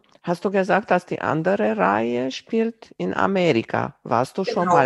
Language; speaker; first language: German; non-native, fluent; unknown